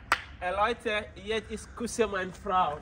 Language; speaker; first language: German; non-native, learner; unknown